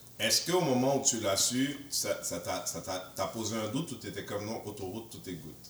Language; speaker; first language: French; native; French